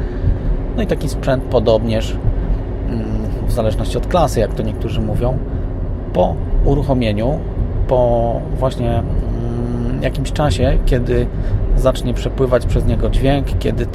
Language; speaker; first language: Polish; native; Polish